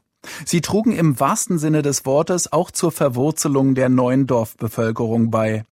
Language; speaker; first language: German; native; German